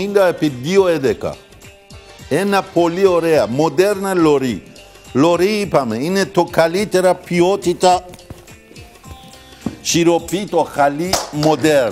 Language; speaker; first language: Greek; non-native, learner; Persian